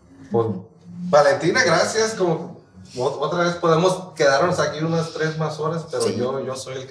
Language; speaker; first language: Spanish; early bilingual, heritage; Spanish